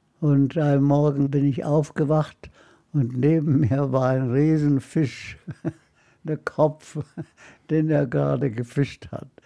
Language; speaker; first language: German; non-native, fluent; Arabic